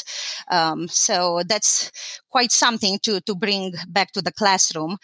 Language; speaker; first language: English; non-native, fluent; Romanian